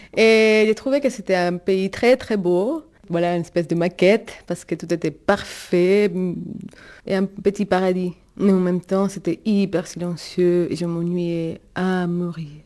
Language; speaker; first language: French; non-native, fluent; Spanish